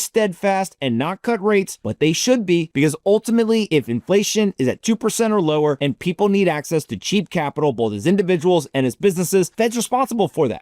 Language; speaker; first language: English; native; English